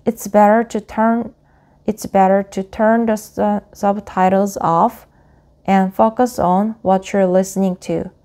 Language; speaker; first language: English; non-native, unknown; Korean